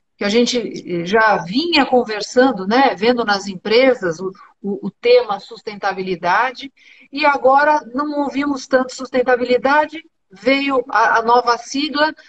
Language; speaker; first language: Portuguese; native; Portuguese